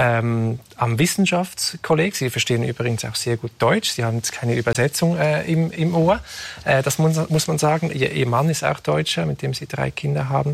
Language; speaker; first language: German; native; German